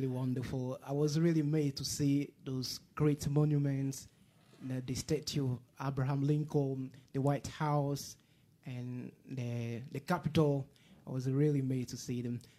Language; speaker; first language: English; non-native, fluent; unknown